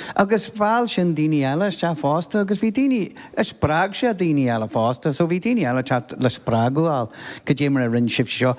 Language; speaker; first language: Irish; non-native, local second language; English